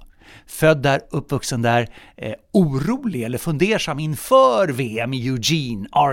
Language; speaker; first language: Swedish; native; Swedish